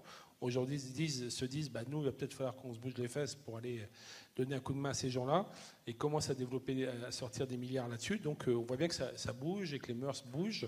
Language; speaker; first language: French; native; French